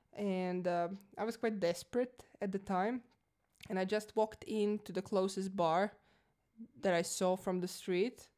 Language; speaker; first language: English; non-native, fluent; Croatian